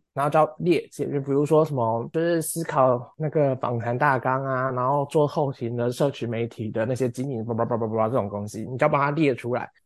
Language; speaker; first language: Chinese; native; Chinese